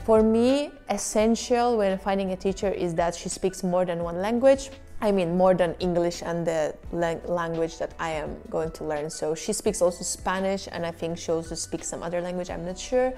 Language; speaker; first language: English; non-native, fluent; Polish